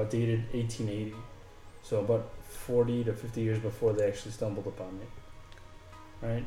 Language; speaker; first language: English; native; English